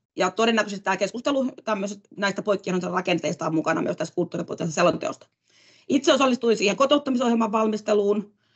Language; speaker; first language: Finnish; native; Finnish